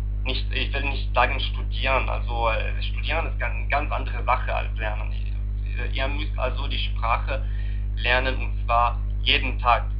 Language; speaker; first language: German; non-native, learner; Arabic